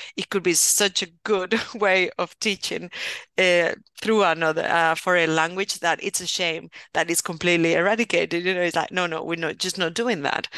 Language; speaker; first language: English; non-native, fluent; Spanish